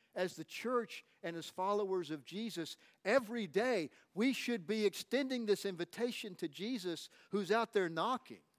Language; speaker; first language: English; native; English